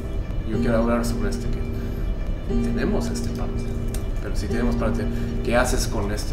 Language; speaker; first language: Spanish; non-native, learner; Japanese